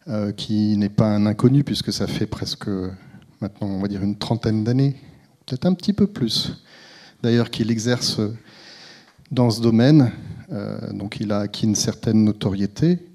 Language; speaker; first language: French; native; French